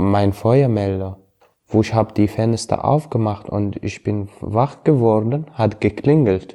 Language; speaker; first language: German; non-native, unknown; Arabic